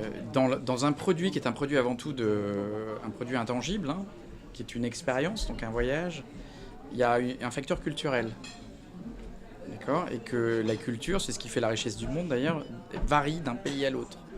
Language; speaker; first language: French; native; French